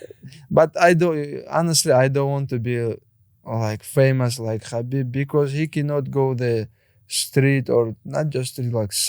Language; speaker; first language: English; non-native, learner; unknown